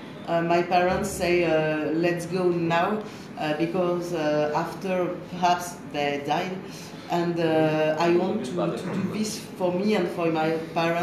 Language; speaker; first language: English; non-native, learner; French